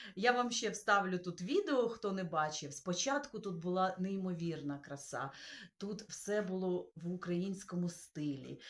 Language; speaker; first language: Ukrainian; non-native, local second language; Russian